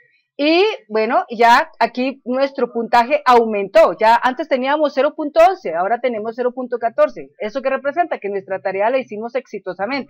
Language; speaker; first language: Spanish; native; Spanish